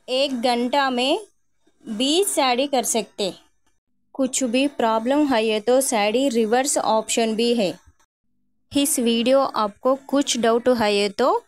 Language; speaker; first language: Hindi; non-native, local second language; Telugu